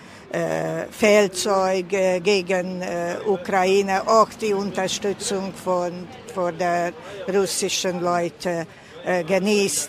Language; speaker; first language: German; non-native, fluent; Hungarian